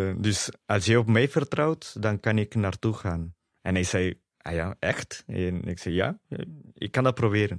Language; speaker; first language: Dutch; non-native, fluent; Spanish